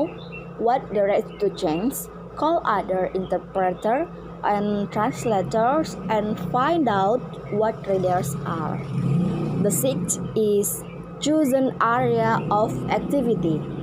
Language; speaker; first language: English; non-native, learner; Indonesian